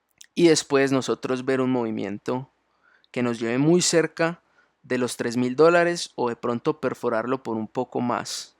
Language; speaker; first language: Spanish; native; Spanish